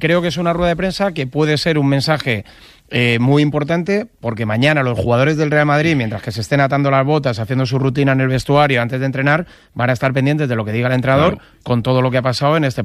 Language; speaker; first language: Spanish; native; Spanish